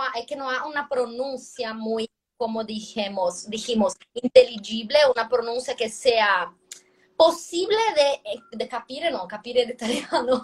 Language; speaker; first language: Spanish; non-native, fluent; Portuguese